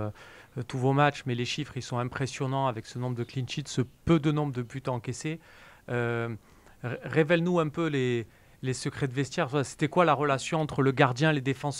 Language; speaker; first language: French; native; French